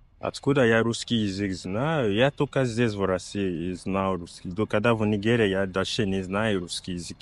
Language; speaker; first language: Russian; non-native, learner; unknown